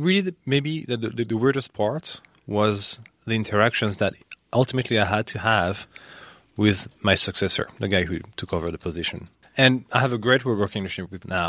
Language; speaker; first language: English; non-native, fluent; French